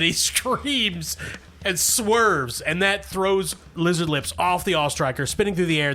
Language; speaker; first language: English; native; English